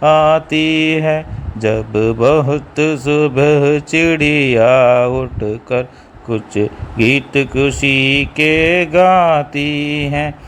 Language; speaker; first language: Hindi; non-native, local second language; Malayalam